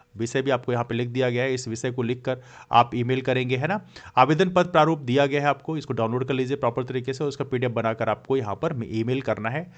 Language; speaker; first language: Hindi; native; Hindi